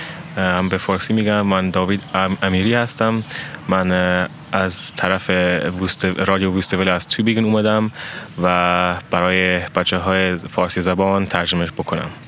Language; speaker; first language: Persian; early bilingual, heritage; Persian